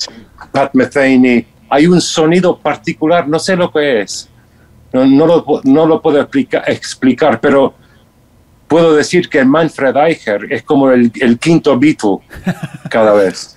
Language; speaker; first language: Spanish; non-native, fluent; English